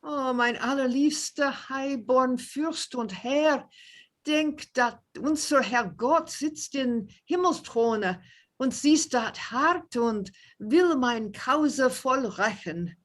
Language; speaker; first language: German; non-native, learner; English